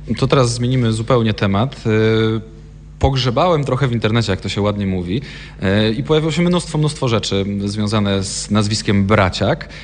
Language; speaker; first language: Polish; native; Polish